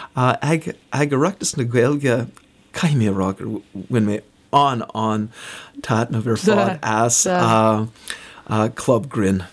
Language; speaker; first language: Irish; non-native, fluent; English